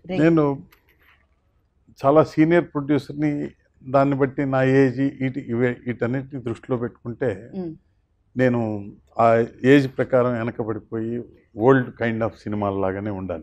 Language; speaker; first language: Telugu; native; Telugu